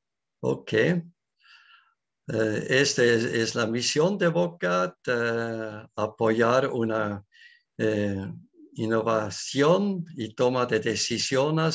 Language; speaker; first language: Spanish; non-native, learner; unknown